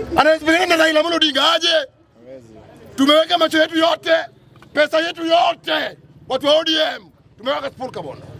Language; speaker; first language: Swahili; non-native, local second language; Luo (Kenya and Tanzania)